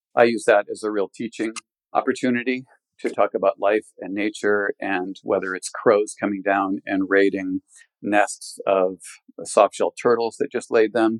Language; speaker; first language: English; native; English